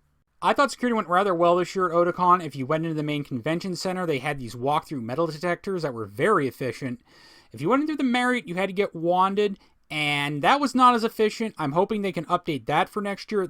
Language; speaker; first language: English; native; English